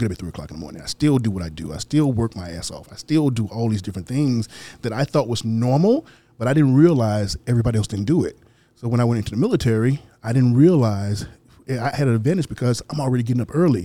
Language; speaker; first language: English; native; English